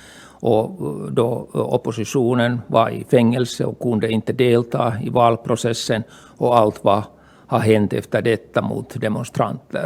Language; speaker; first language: Swedish; non-native, local second language; Finnish